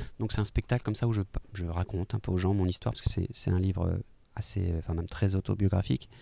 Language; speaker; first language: French; native; French